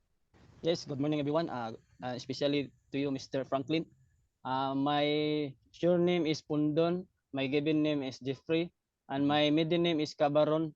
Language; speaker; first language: English; non-native, learner; Cebuano